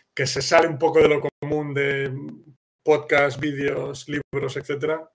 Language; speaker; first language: Spanish; native; Spanish